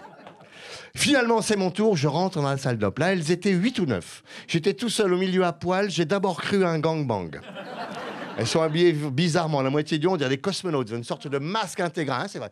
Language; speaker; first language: French; native; French